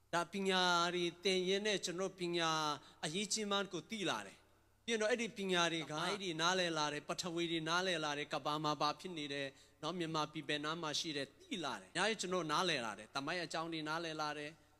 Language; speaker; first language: Burmese; non-native, local second language; Tedim Chin